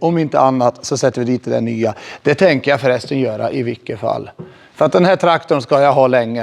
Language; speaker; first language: Swedish; native; Swedish